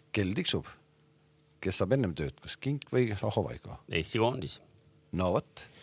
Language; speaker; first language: Estonian; native; Estonian